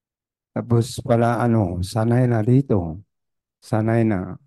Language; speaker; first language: Filipino; non-native, learner; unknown